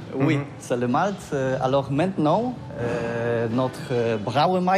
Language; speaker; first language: French; non-native, learner; Polish